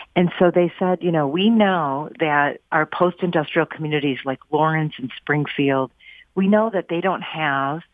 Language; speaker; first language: English; native; English